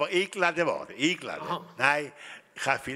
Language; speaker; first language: German; native; German